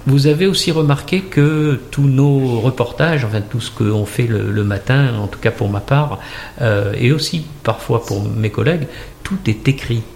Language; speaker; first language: French; native; French